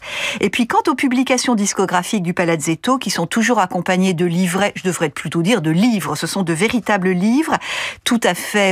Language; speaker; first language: French; native; French